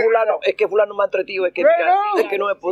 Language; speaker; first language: Spanish; non-native, local second language; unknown